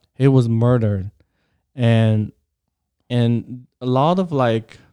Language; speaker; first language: English; non-native, fluent; Chinese